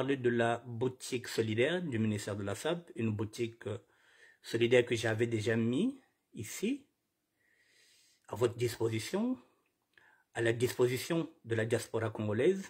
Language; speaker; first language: French; non-native, local second language; Lingala